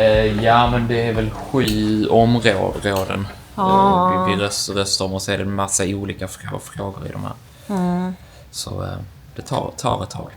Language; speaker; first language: Swedish; native; Swedish